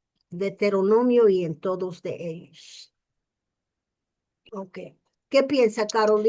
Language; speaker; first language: Spanish; early bilingual, heritage; English